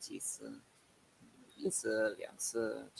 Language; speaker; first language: Chinese; non-native, learner; English